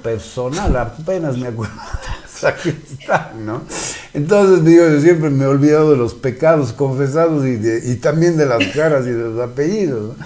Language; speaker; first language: Spanish; native; Spanish